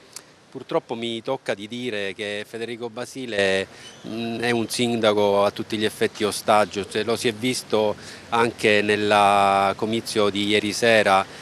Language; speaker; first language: Italian; native; Italian